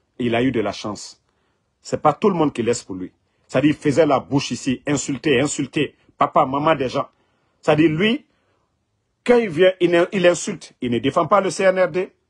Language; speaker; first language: French; non-native, local second language; Mandingo